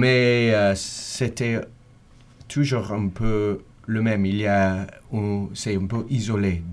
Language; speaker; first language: French; non-native, fluent; English